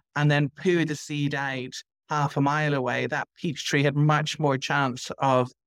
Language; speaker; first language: English; native; English